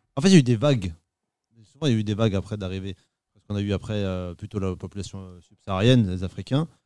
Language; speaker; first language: French; native; French